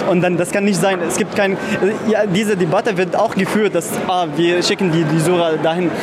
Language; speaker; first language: German; non-native, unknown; Arabic